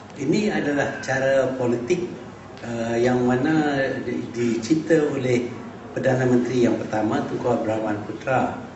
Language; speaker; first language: Malay; native; Malay